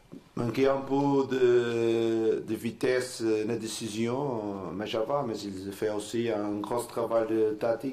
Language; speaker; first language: French; non-native, learner; Portuguese